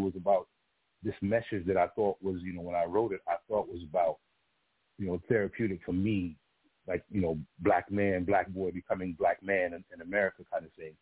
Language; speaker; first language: English; non-native, local second language; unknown